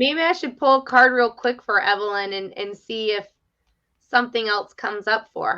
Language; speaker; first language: English; native; English